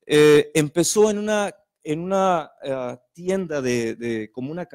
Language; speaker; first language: Spanish; native; Spanish